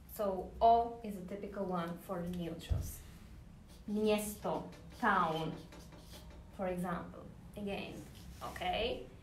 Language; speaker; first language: English; non-native, fluent; Czech